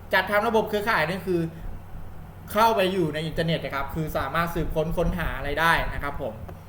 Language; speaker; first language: Thai; native; Thai